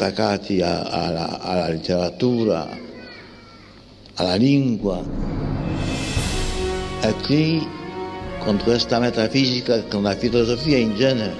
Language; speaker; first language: Italian; non-native, fluent; Polish